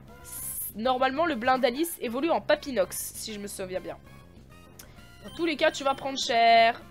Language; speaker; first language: French; native; French